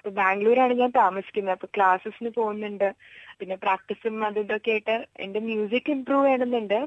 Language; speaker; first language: Malayalam; early bilingual, heritage; Malayalam